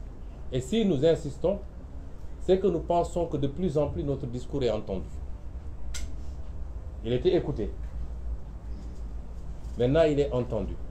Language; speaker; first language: French; non-native, local second language; Wolof